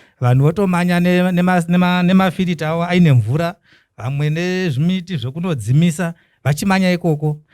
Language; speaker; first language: Shona; native; Shona